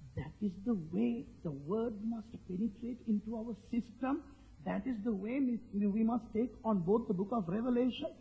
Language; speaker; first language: English; non-native, local second language; Sinhala